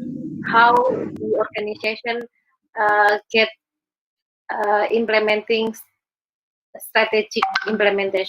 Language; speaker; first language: English; non-native, learner; Indonesian